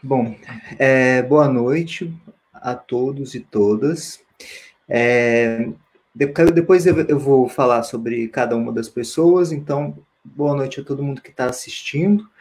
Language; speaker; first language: Portuguese; native; Portuguese